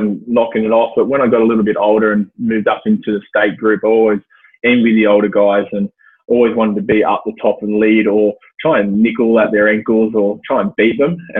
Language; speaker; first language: English; native; English